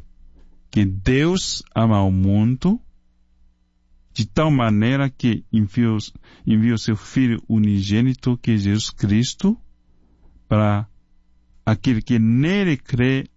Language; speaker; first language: Portuguese; non-native, fluent; Chinese